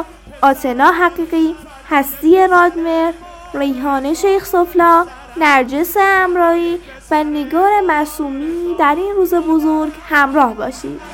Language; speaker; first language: Persian; native; Persian